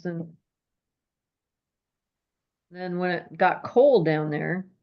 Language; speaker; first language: English; native; English